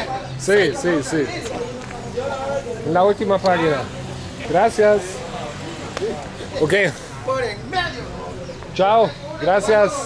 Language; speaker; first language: Spanish; non-native, learner; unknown